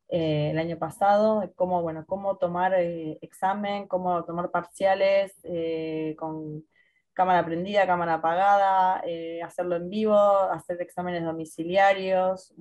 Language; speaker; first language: Spanish; native; Spanish